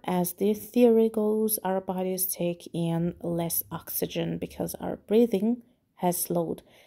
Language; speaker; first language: English; non-native, fluent; Azerbaijani